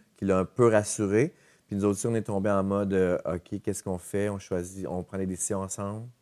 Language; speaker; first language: French; native; French